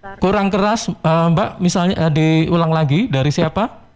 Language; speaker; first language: Indonesian; native; Indonesian